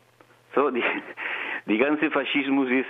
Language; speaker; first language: German; non-native, learner; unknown